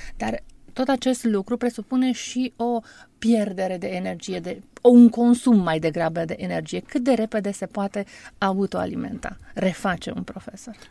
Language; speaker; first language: Romanian; native; Romanian